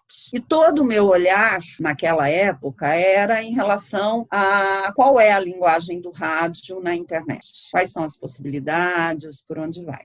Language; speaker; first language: Portuguese; native; Portuguese